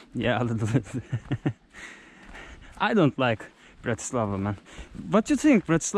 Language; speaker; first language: English; non-native, learner; Turkish